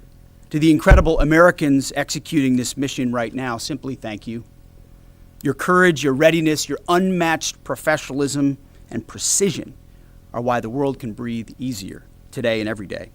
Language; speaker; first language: English; native; English